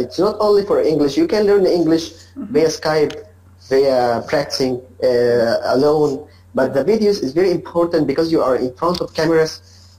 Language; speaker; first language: English; non-native, learner; Arabic